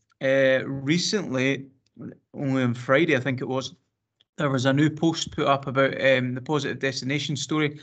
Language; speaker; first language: English; native; English